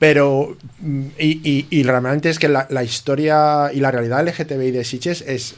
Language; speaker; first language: Catalan; non-native, learner; Spanish